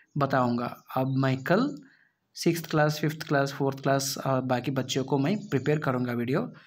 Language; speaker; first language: Hindi; non-native, local second language; Kannada